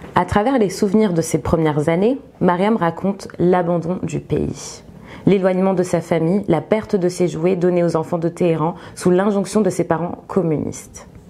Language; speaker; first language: French; early bilingual, other home language; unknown